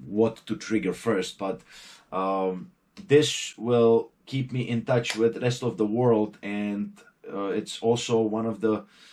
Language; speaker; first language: English; non-native, fluent; Czech